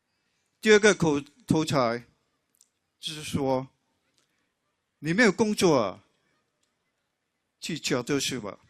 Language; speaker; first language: Chinese; non-native, local second language; English